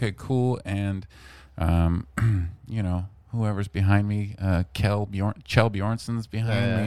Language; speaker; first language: English; native; English